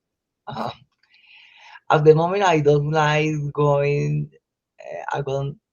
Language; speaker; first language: English; non-native, learner; Spanish